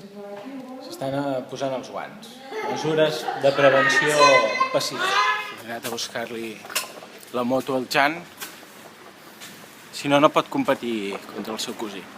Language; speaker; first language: Catalan; native; Catalan